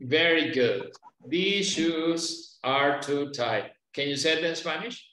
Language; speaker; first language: English; non-native, fluent; Spanish